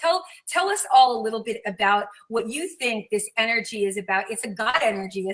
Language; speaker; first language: English; native; English